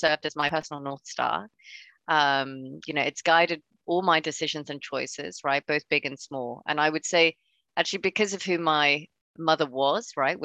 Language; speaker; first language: English; non-native, local second language; Cantonese